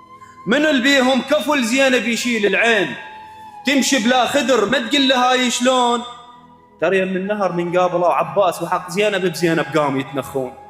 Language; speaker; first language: Arabic; native; Arabic